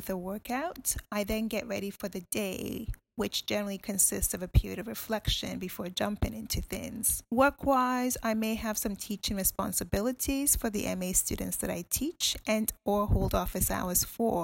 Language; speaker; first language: English; non-native, local second language; Akan